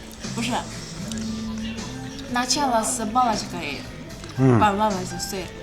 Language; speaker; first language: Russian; non-native, learner; Chinese